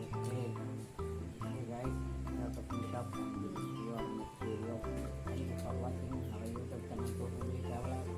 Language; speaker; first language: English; non-native, local second language; Filipino